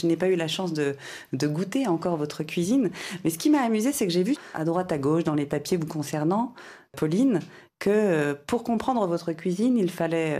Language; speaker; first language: French; native; French